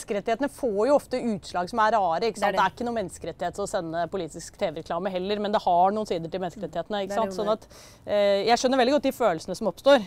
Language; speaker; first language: Norwegian; native; Norwegian